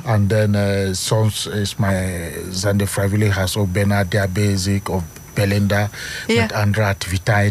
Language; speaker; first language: Dutch; non-native, learner; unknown